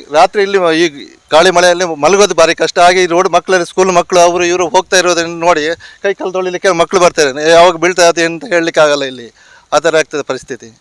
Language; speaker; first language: Kannada; native; Kannada